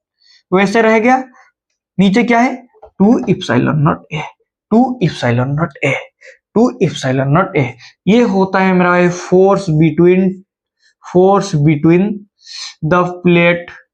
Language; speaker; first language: Hindi; non-native, local second language; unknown